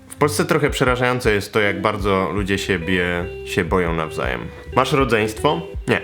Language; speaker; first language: Polish; native; Polish